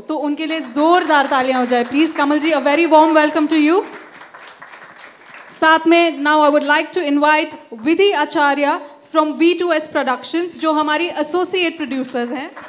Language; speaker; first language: Hindi; native; Hindi